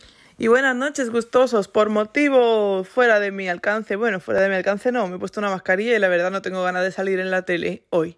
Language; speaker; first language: Spanish; native; Spanish